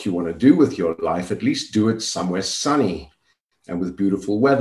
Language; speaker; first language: English; native; English